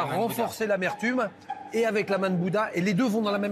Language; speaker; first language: French; native; French